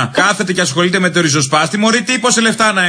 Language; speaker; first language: Greek; native; Greek